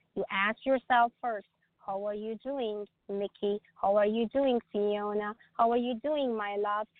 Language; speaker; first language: English; non-native, fluent; Persian